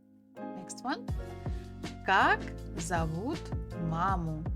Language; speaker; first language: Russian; non-native, fluent; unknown